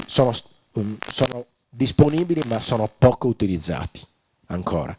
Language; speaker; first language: Italian; native; Italian